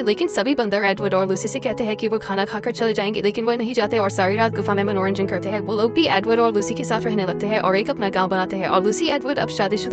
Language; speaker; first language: Hindi; native; Hindi